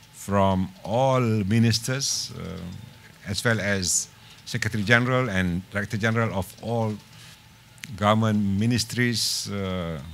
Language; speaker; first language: English; non-native, local second language; Malay